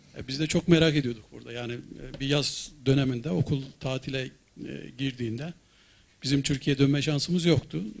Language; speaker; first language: Turkish; native; Turkish